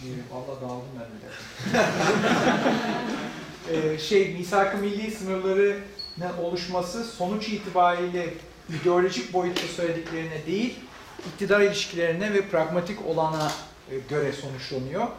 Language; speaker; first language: Turkish; native; Turkish